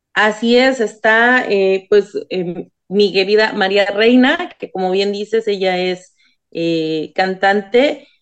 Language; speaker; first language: Spanish; non-native, local second language; Zapotec